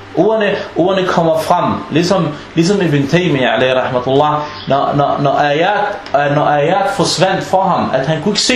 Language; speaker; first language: Danish; non-native, fluent; Arabic